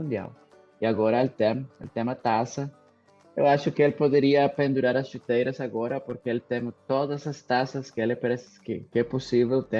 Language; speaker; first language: Portuguese; non-native, fluent; Spanish